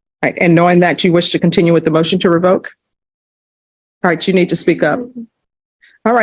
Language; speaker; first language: English; native; English